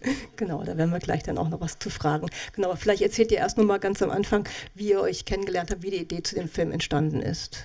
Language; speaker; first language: German; native; German